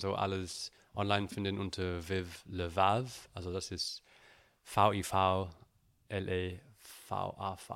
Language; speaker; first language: German; non-native, learner; English